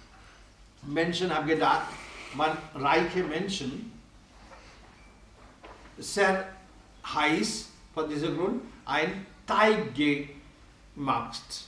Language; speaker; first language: German; non-native, learner; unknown